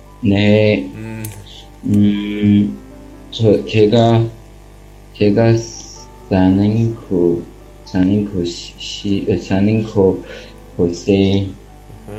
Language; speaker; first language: Korean; non-native, learner; Chinese